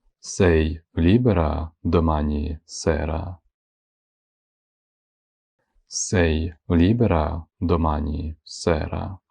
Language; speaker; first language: Italian; non-native, fluent; Ukrainian